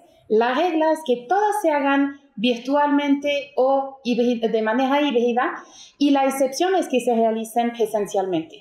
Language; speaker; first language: Spanish; native; Spanish